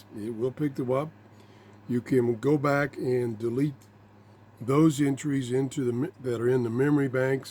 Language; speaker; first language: English; native; English